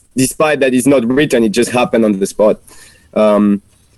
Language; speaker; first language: English; non-native, fluent; French